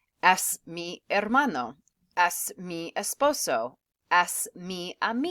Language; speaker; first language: Spanish; non-native, fluent; English